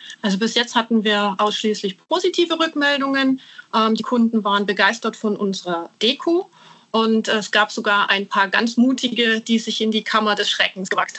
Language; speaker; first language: German; native; German